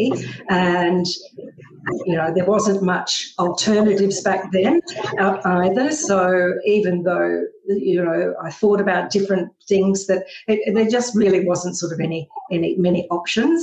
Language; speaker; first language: English; native; English